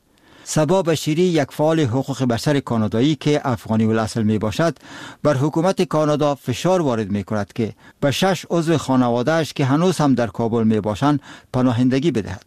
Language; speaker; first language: Persian; native; Persian